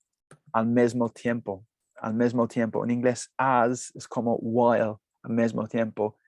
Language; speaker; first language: Spanish; non-native, fluent; English